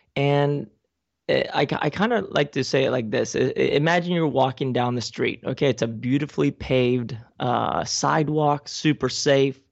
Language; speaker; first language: English; non-native, fluent; Spanish